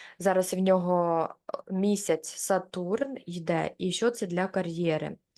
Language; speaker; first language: Ukrainian; non-native, local second language; Russian